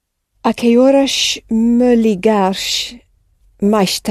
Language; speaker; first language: Portuguese; non-native, learner; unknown